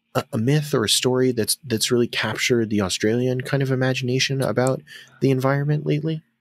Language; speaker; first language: English; native; English